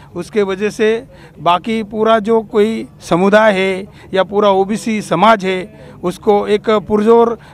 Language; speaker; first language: Hindi; non-native, local second language; Marathi